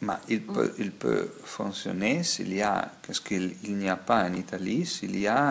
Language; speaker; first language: French; non-native, fluent; Italian